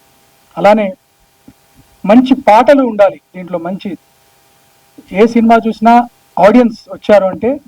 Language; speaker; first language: Telugu; native; Telugu